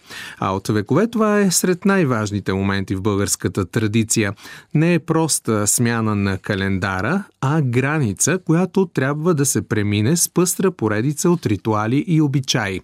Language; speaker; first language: Bulgarian; native; Bulgarian